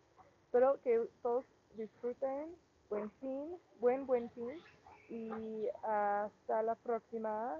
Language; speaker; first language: Spanish; non-native, learner; English